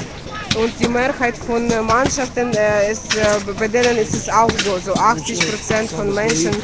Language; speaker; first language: German; non-native, fluent; Ukrainian